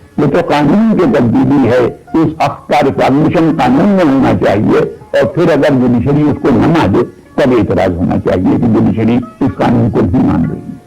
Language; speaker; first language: Urdu; native; Urdu